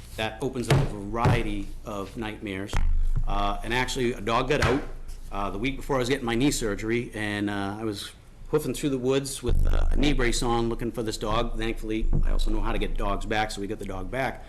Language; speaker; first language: English; native; English